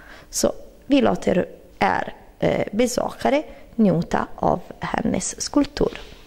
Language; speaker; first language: Swedish; non-native, fluent; Italian